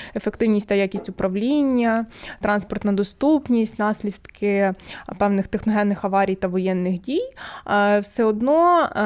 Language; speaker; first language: Ukrainian; native; Ukrainian